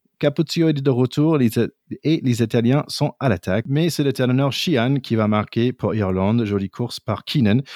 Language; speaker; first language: French; non-native, fluent; English